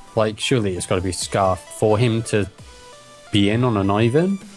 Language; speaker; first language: English; native; English